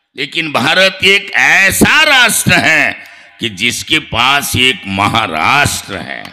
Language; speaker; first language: Hindi; non-native, local second language; Marathi